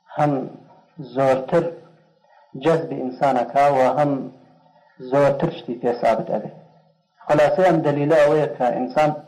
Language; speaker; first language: Central Kurdish; native; Central Kurdish